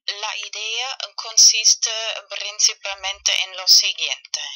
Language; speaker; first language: Spanish; non-native, fluent; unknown